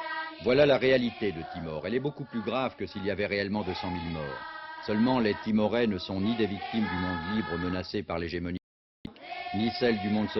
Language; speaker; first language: French; native; French